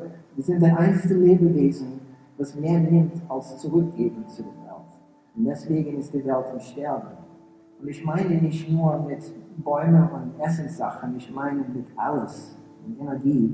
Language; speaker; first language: German; early bilingual, heritage; English